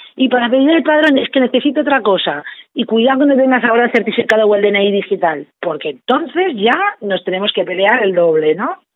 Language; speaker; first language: Spanish; non-native, local second language; Catalan